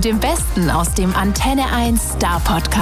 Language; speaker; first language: German; native; German